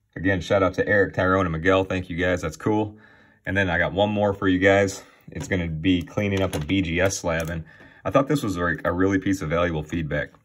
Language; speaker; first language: English; native; English